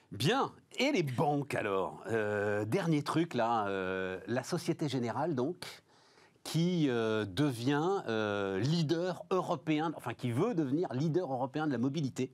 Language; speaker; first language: French; native; French